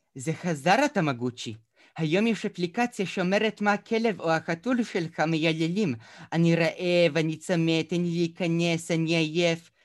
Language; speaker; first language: Hebrew; early bilingual, other home language; Russian